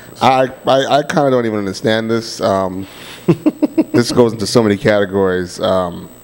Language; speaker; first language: English; native; English